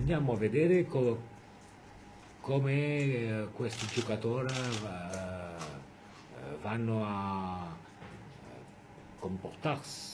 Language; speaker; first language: Italian; non-native, fluent; French